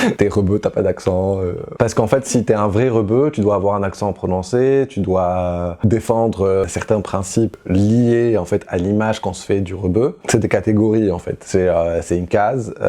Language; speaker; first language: French; non-native, local second language; Arabic